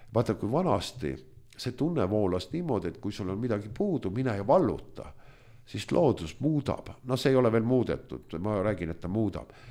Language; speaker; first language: Estonian; non-native, local second language; Russian